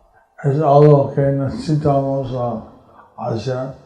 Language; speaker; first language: Spanish; non-native, learner; English